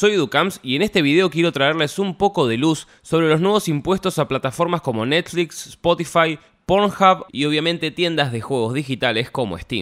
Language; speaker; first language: Spanish; native; Spanish